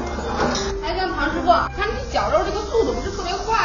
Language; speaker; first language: Chinese; native; Chinese